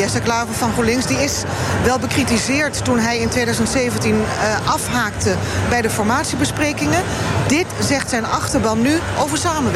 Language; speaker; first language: Dutch; native; Dutch